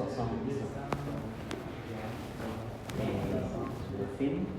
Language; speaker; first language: French; non-native, learner; Khmer